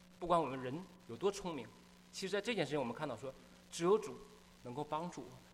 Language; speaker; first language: Chinese; native; Chinese